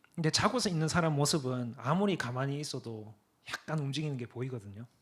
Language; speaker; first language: Korean; early bilingual, other home language; English